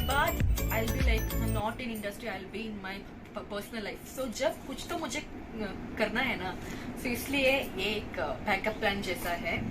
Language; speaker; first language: Hindi; non-native, local second language; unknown